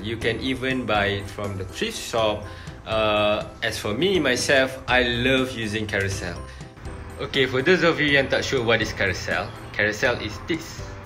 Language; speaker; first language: English; non-native, local second language; Malay